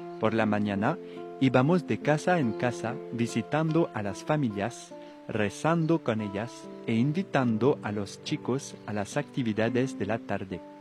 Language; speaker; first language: Spanish; non-native, fluent; French